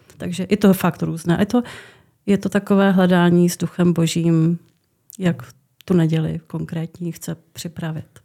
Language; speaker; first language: Czech; native; Czech